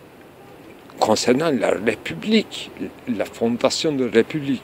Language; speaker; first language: French; non-native, fluent; Turkish